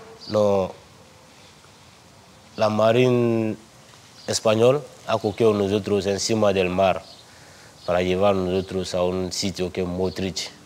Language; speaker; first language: Spanish; non-native, learner; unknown